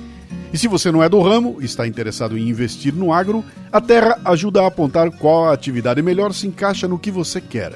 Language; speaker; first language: Portuguese; native; Portuguese